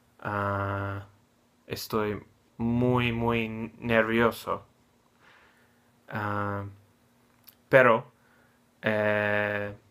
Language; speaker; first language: Spanish; non-native, learner; English